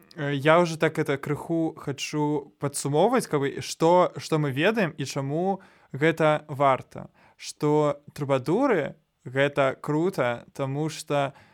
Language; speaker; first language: Belarusian; non-native, local second language; Russian